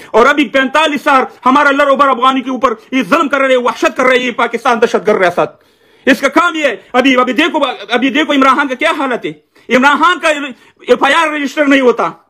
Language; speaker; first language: Urdu; non-native, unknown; Pashto